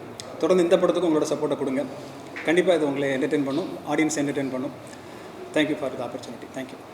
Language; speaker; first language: Tamil; native; Tamil